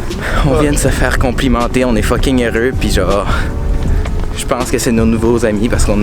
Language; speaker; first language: French; native; French